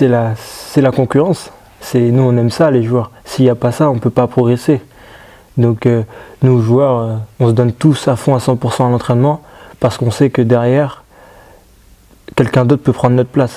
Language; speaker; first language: French; native; French